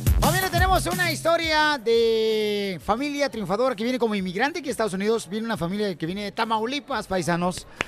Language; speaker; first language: Spanish; native; Spanish